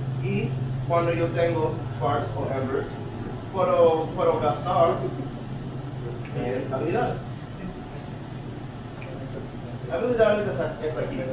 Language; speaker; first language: Spanish; non-native, learner; English